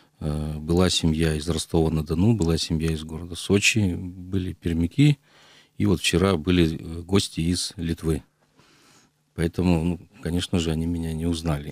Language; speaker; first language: Russian; native; Russian